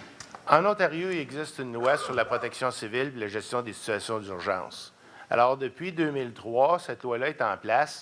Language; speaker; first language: French; native; French